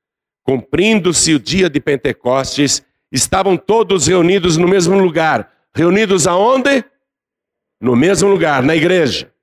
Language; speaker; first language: Portuguese; native; Portuguese